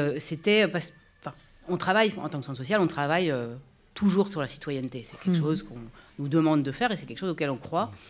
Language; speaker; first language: French; native; French